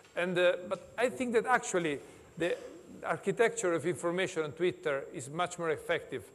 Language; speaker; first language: English; non-native, fluent; Italian